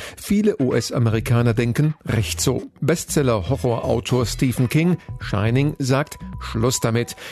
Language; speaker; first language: German; native; German